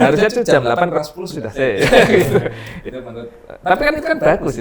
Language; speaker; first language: Indonesian; native; Indonesian